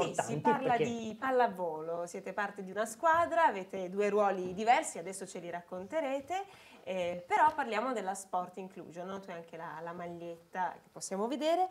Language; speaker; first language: Italian; native; Italian